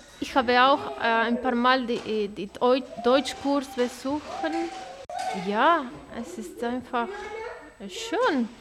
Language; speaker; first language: German; non-native, learner; Spanish